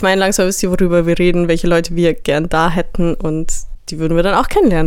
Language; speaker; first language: German; native; German